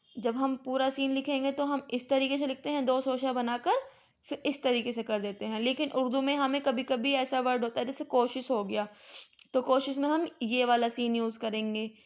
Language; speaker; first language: Hindi; native; Hindi